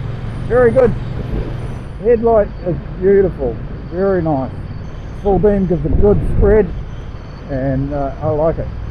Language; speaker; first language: English; native; English